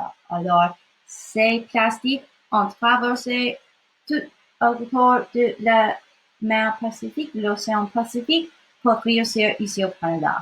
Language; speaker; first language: French; non-native, local second language; English